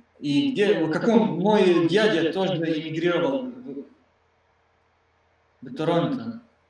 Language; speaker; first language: Russian; non-native, learner; Serbian